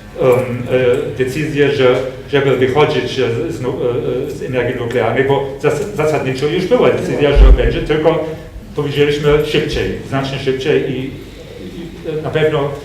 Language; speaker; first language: Polish; non-native, fluent; German